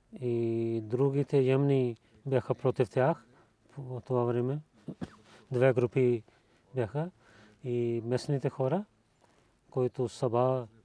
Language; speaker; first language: Bulgarian; non-native, learner; Urdu